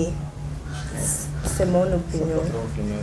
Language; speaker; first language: French; non-native, learner; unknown